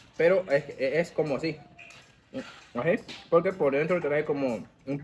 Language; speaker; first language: Spanish; native; Spanish